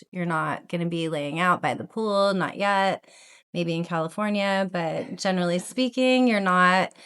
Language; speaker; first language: English; native; English